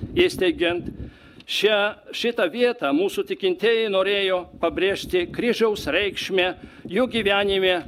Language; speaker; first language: Lithuanian; non-native, fluent; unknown